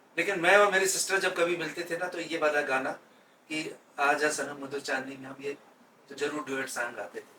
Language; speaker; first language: Hindi; native; Hindi